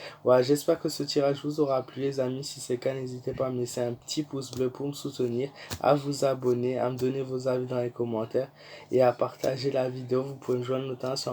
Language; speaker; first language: French; native; French